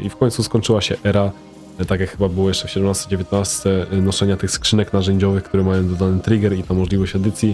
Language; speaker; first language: Polish; native; Polish